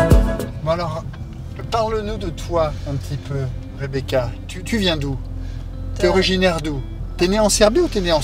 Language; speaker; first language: French; native; French